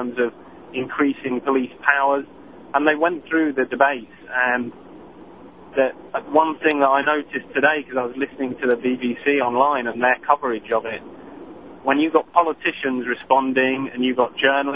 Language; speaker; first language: English; native; English